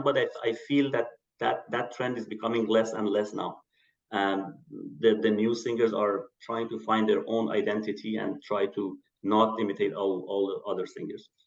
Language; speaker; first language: English; non-native, fluent; Persian